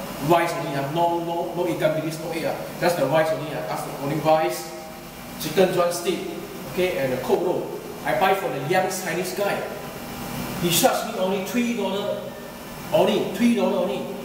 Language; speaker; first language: English; non-native, local second language; Chinese